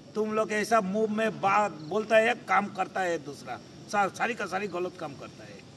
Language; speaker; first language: Hindi; non-native, local second language; Bangla